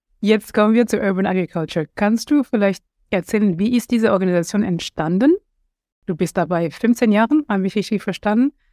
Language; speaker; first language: German; non-native, fluent; French